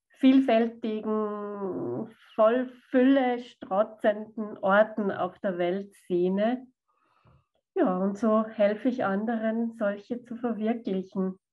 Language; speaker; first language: German; native; German